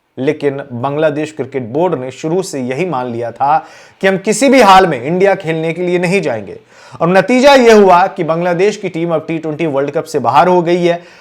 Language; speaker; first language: Hindi; native; Hindi